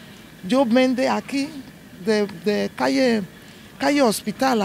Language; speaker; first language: Spanish; non-native, learner; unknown